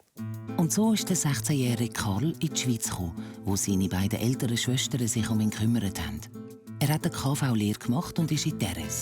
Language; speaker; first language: German; native; German